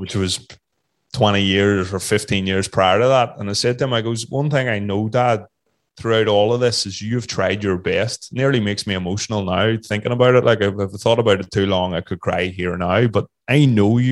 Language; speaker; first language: English; native; English